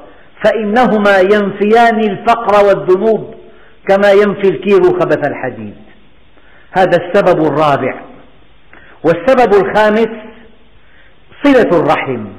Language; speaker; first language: Arabic; native; Arabic